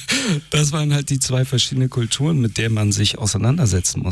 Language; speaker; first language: German; early bilingual, other home language; Persian